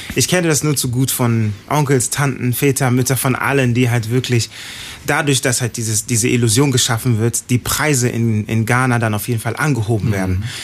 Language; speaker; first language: German; early bilingual, other home language; Akan